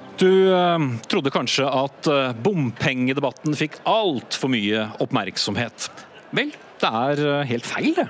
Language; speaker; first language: Norwegian; native; Norwegian